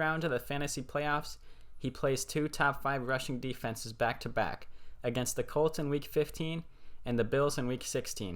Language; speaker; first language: English; native; English